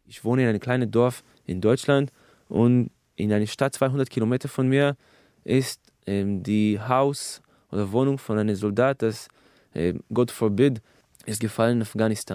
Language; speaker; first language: German; non-native, fluent; Hebrew